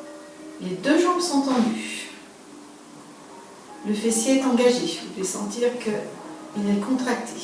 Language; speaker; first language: French; native; French